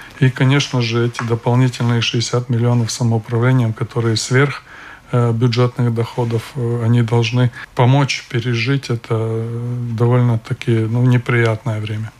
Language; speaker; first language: Russian; non-native, local second language; Latvian